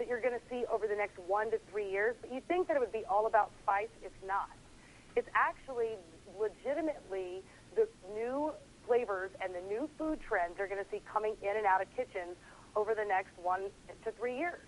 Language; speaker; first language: English; native; English